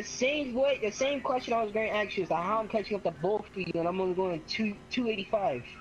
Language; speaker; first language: English; native; English